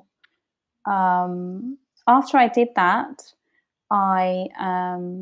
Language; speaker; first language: English; early bilingual, other home language; Bosnian